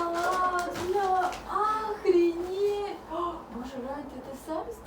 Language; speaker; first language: Russian; native; Russian